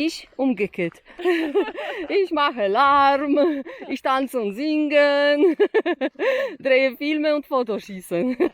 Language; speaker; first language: German; non-native, learner; Polish